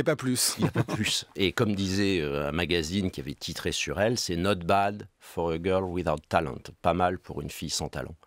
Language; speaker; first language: French; native; French